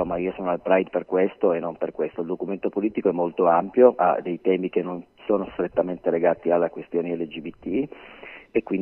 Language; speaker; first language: Italian; native; Italian